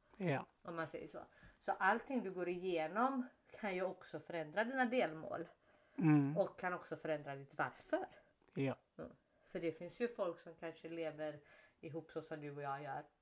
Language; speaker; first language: Swedish; native; Swedish